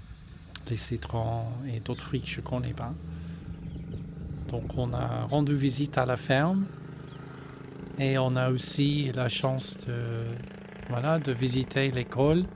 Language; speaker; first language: French; non-native, fluent; English